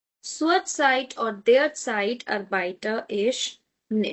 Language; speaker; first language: German; non-native, fluent; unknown